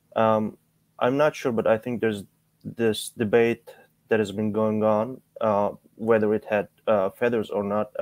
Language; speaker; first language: English; non-native, fluent; Turkish